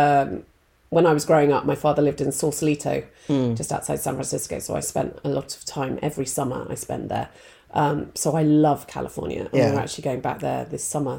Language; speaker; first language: English; native; English